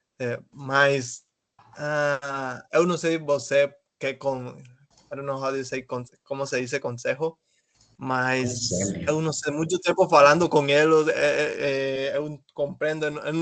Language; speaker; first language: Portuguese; non-native, learner; Spanish